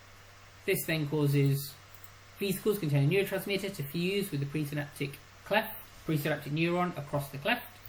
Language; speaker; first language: English; native; English